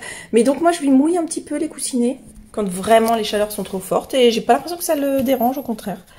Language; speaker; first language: French; native; French